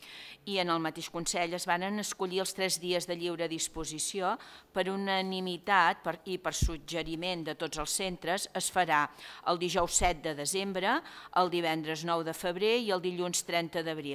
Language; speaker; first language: Catalan; native; Catalan